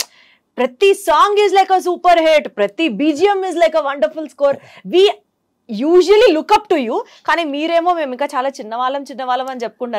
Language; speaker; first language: Telugu; native; Telugu